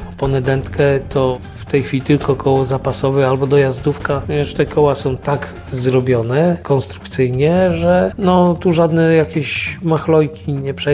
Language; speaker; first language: Polish; native; Polish